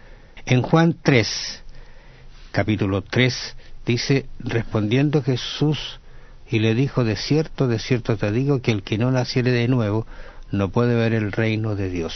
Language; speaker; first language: Spanish; native; Spanish